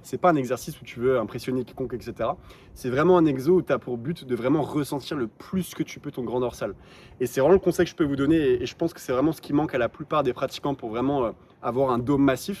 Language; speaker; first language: French; native; French